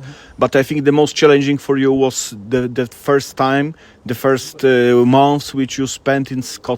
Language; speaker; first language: English; non-native, fluent; Polish